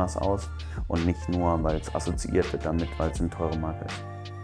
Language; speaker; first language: German; native; German